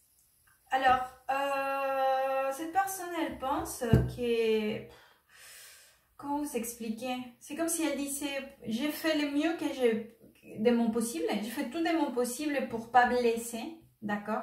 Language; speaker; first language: French; non-native, fluent; Spanish